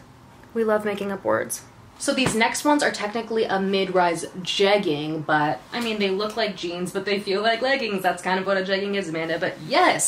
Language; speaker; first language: English; native; English